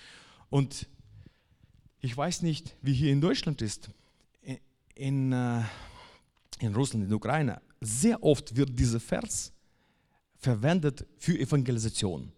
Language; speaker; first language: German; non-native, fluent; Russian